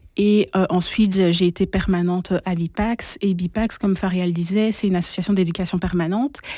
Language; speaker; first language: French; native; French